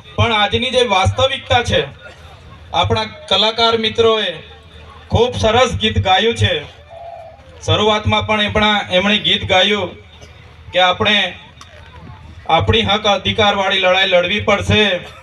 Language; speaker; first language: Gujarati; non-native, local second language; Vasavi